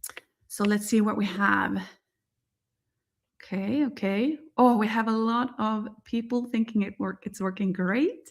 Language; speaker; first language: English; non-native, fluent; Swedish